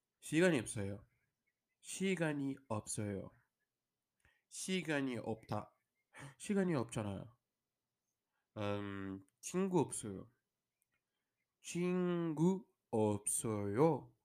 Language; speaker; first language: Korean; non-native, learner; Portuguese